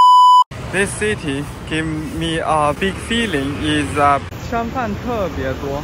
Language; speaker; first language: English; non-native, learner; Chinese